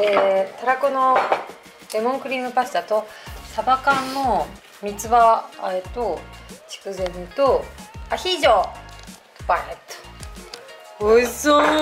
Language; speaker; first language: Japanese; native; Japanese